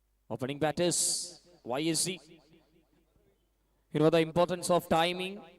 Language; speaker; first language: English; non-native, local second language; Malayalam